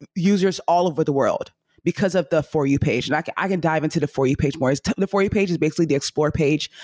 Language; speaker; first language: English; native; English